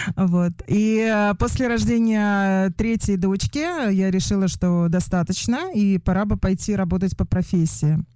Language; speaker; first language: Russian; native; Russian